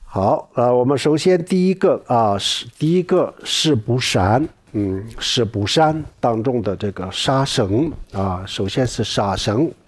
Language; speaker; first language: Chinese; non-native, local second language; Tibetan